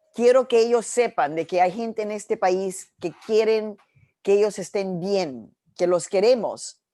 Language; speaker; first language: Spanish; early bilingual, heritage; Spanish